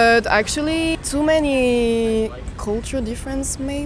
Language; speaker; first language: English; non-native, fluent; French